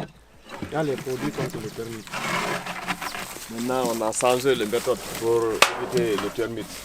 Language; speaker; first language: French; non-native, local second language; Fula